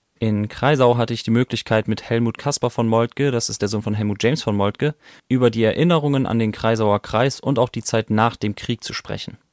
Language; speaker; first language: German; native; German